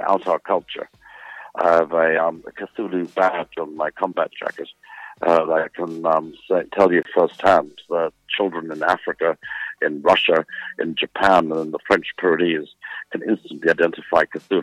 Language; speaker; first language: English; native; English